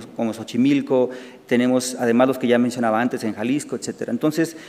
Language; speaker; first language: Spanish; native; Spanish